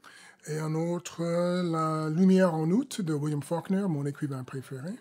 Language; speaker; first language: French; non-native, fluent; English